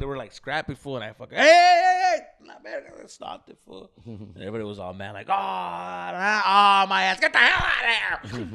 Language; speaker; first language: English; early bilingual, other home language; Spanish